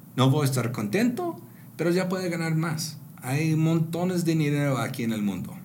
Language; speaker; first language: Spanish; non-native, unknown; English